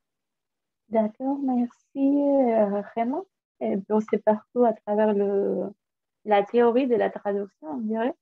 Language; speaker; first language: French; non-native, fluent; Spanish